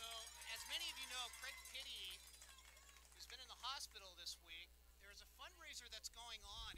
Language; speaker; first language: English; native; English